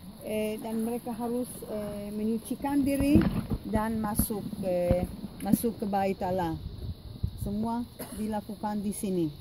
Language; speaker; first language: Indonesian; non-native, fluent; Hebrew